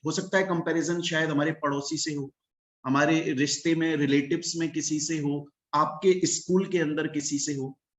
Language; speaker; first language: Hindi; native; Hindi